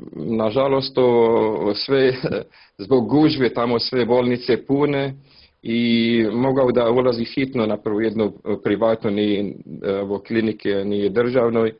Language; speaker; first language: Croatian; non-native, learner; Arabic